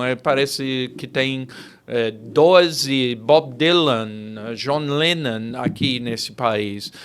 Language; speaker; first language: Portuguese; non-native, fluent; English